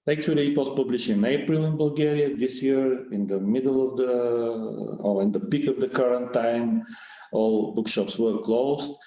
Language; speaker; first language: English; non-native, fluent; Bulgarian